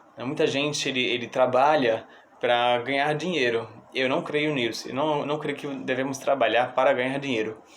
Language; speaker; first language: Portuguese; non-native, fluent; English